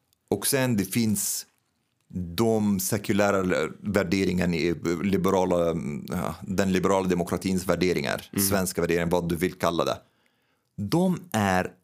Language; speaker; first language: Swedish; non-native, fluent; Arabic